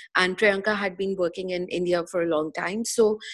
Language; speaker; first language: English; non-native, local second language; Hindi